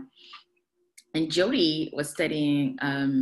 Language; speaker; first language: English; non-native, local second language; Akan